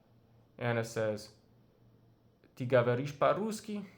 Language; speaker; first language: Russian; non-native, learner; English